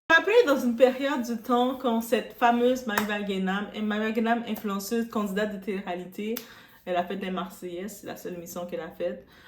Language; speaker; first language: French; non-native, local second language; Arabic